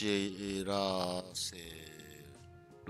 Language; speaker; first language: Japanese; non-native, learner; English